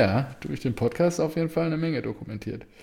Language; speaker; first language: German; native; German